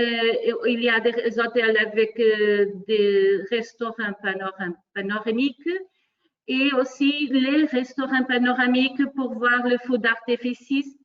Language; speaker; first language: French; non-native, fluent; Portuguese